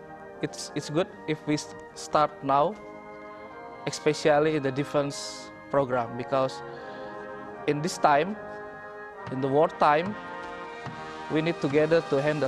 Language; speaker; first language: English; non-native, learner; Indonesian